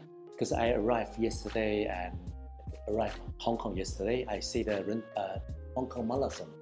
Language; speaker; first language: English; non-native, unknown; Chinese